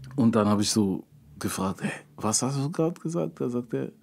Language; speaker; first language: German; native; German